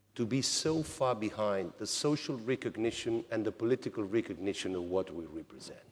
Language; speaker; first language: English; non-native, fluent; Spanish